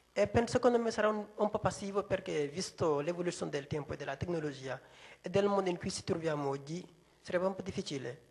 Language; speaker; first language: Italian; non-native, fluent; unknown